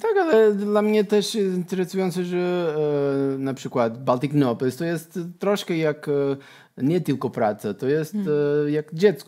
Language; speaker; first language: Polish; non-native, learner; Portuguese